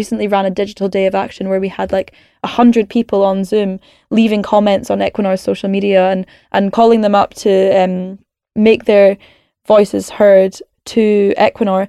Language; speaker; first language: English; native; English